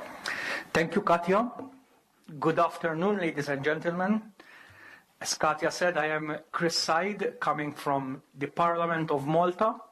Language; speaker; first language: English; non-native, local second language; Maltese